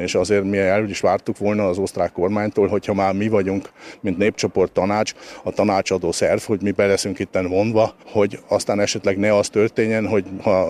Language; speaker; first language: Hungarian; native; Hungarian